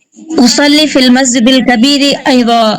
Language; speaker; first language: Arabic; non-native, learner; Bangla